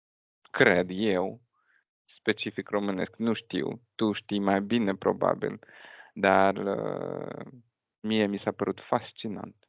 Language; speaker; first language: Romanian; non-native, fluent; Russian